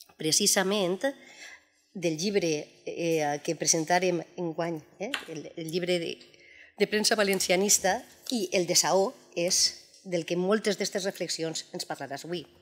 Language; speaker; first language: Catalan; native; Catalan